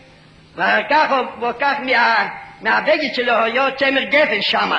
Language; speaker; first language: Hebrew; non-native, fluent; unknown